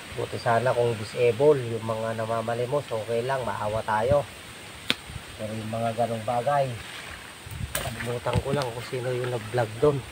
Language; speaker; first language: Filipino; non-native, local second language; Iloko